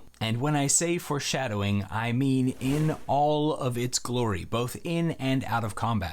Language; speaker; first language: English; native; English